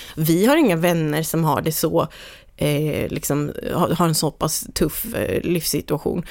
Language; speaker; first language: Swedish; native; Swedish